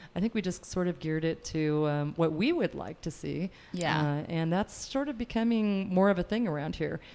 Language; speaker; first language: English; native; English